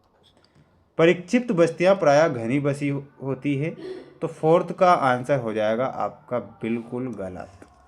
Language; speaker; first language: Hindi; native; Hindi